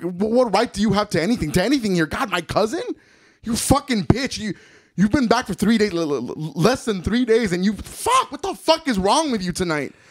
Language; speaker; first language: English; early bilingual, other home language; Spanish